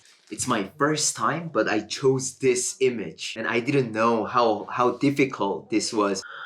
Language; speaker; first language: English; non-native, fluent; Korean